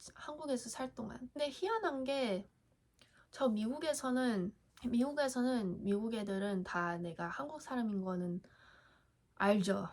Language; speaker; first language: Korean; early bilingual, heritage; English